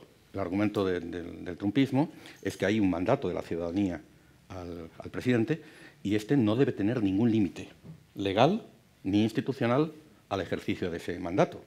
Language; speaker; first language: Spanish; native; Spanish